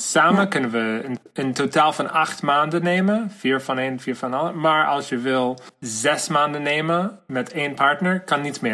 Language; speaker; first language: Dutch; non-native, learner; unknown